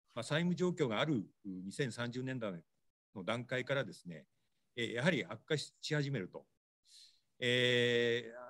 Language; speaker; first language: Japanese; native; Japanese